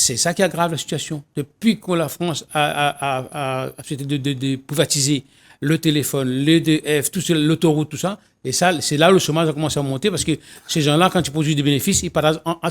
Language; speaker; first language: French; non-native, local second language; Réunion Creole French